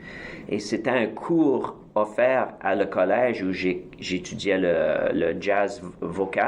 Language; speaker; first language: French; native; French